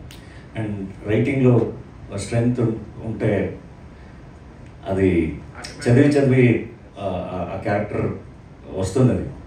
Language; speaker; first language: Telugu; non-native, learner; Kannada